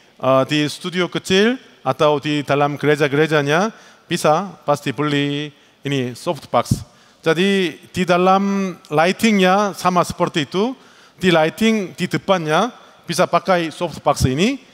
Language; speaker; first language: Indonesian; non-native, learner; Korean